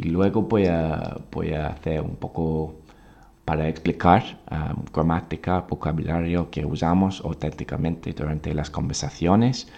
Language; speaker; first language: Spanish; non-native, fluent; English